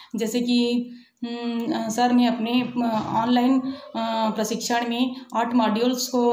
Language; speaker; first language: Hindi; native; Hindi